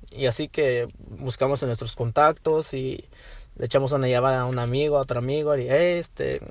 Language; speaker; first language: Spanish; early bilingual, heritage; Spanish